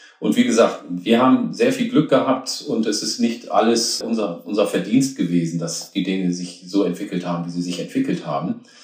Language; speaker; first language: German; early bilingual, other home language; Oromo